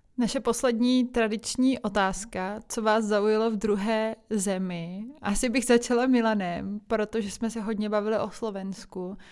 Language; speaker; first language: Czech; native; Czech